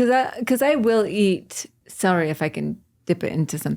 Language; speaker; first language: English; native; English